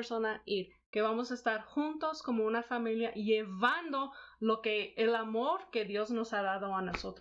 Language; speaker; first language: Spanish; non-native, fluent; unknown